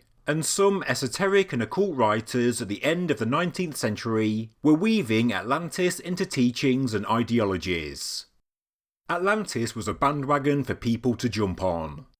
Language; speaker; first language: English; native; English